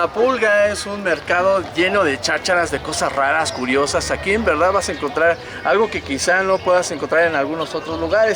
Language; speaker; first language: Spanish; native; Spanish